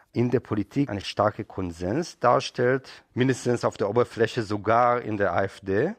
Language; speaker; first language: German; non-native, fluent; Hebrew